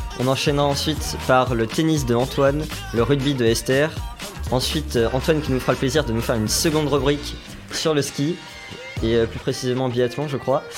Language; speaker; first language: French; native; French